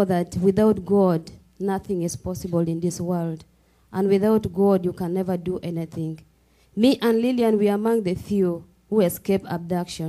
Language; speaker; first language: English; non-native, local second language; Acoli